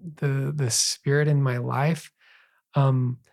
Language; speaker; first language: English; native; English